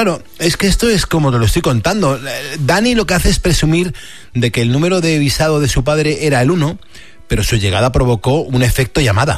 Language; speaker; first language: Spanish; native; Spanish